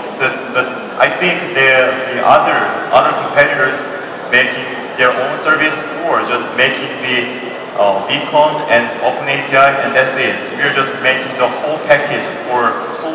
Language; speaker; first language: English; non-native, fluent; Korean